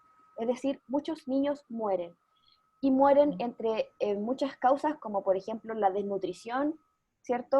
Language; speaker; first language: Spanish; native; Spanish